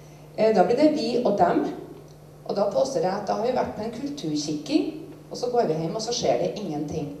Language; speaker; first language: Norwegian; native; Norwegian